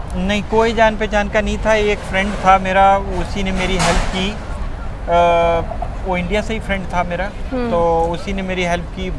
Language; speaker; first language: Hindi; native; Hindi